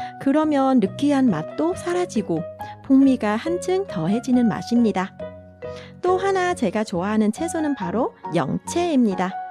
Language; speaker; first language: Korean; non-native, fluent; Vietnamese